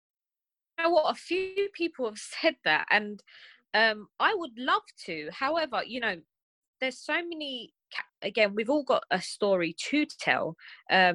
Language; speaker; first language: English; native; English